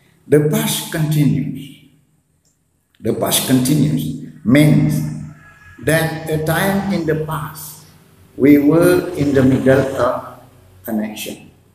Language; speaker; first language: English; non-native, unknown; Balinese